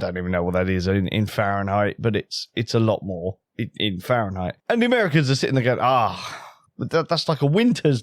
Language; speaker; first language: English; native; English